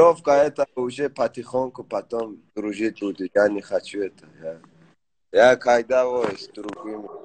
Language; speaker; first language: Russian; non-native, learner; Persian